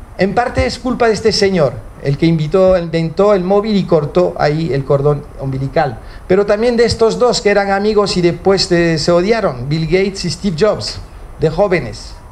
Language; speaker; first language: Spanish; early bilingual, heritage; Spanish